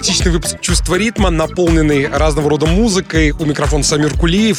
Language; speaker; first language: Russian; native; Russian